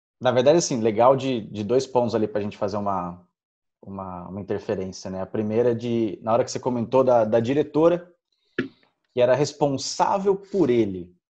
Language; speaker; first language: Portuguese; early bilingual, other home language; Spanish